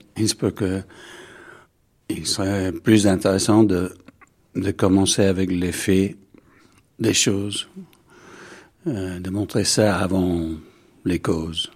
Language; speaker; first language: French; non-native, fluent; English